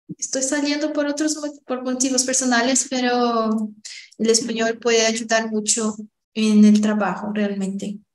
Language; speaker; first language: Spanish; non-native, fluent; Portuguese